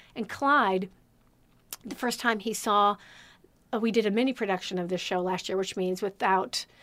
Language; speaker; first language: English; native; English